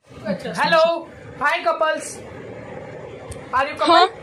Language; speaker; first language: English; non-native, local second language; Hindi